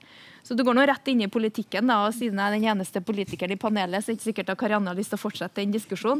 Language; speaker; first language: Norwegian; native; Norwegian